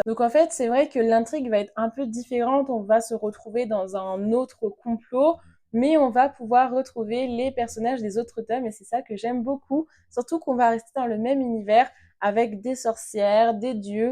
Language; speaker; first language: French; native; French